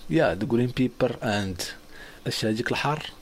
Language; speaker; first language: English; non-native, learner; Arabic